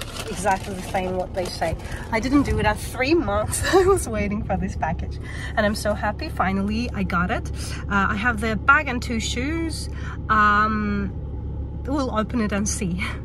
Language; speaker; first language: English; non-native, fluent; Azerbaijani